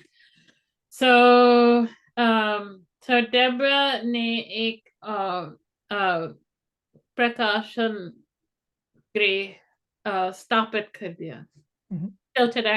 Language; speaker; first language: Hindi; non-native, fluent; English